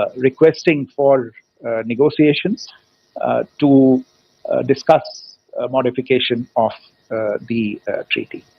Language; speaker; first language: English; non-native, local second language; Hindi